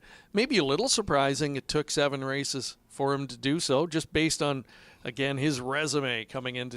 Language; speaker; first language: English; native; English